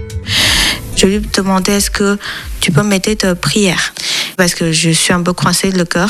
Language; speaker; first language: French; non-native, learner; Chinese